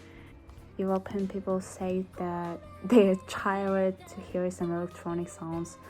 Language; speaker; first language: English; non-native, learner; Kazakh